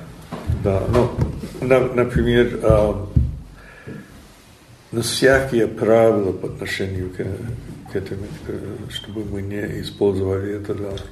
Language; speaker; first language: Russian; non-native, fluent; English